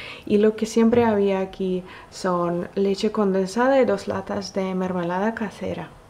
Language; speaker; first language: Spanish; non-native, fluent; Russian